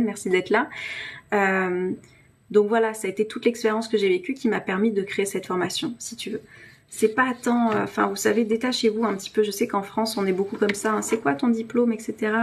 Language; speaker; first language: French; native; French